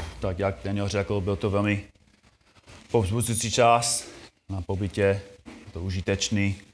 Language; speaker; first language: Czech; non-native, fluent; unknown